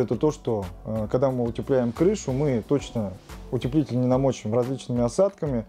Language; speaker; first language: Russian; native; Russian